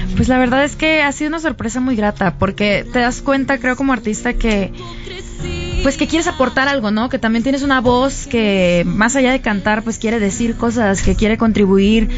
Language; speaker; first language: Spanish; native; Spanish